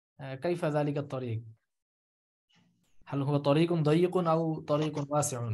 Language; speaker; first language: Arabic; non-native, fluent; Bangla